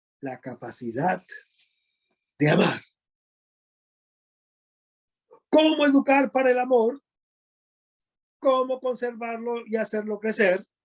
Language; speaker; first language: Spanish; native; Spanish